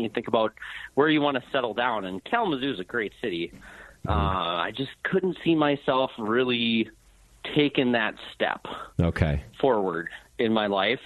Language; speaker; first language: English; native; English